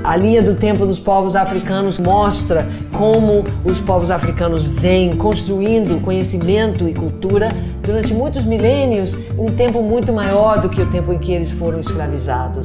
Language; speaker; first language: Portuguese; non-native, fluent; English